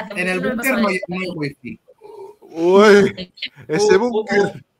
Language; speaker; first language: Spanish; native; Spanish